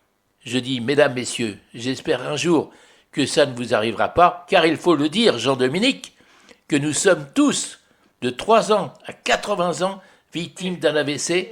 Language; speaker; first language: French; native; French